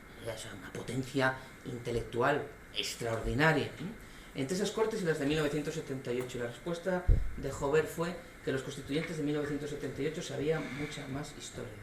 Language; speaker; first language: Spanish; native; Spanish